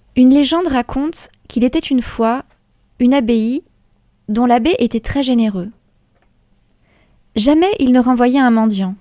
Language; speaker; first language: French; native; French